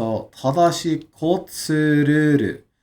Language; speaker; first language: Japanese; non-native, learner; English